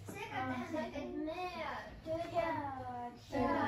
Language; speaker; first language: Estonian; non-native, local second language; Russian